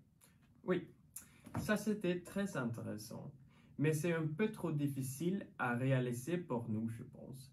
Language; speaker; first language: French; non-native, learner; Swedish